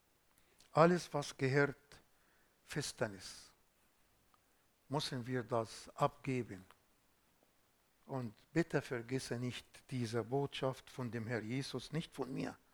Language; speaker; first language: German; non-native, fluent; Arabic